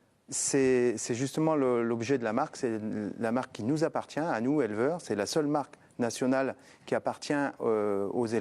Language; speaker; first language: French; native; French